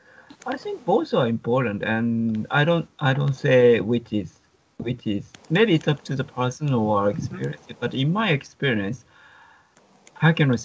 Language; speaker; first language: English; non-native, fluent; Japanese